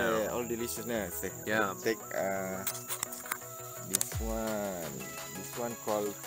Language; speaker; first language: English; non-native, learner; Malay